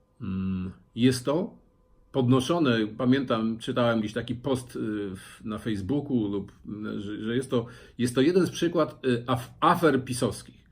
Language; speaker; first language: Polish; native; Polish